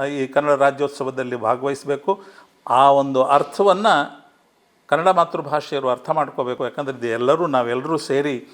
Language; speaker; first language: Kannada; non-native, local second language; Urdu